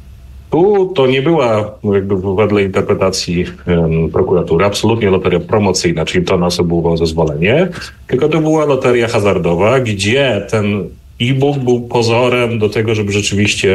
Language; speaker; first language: Polish; native; Polish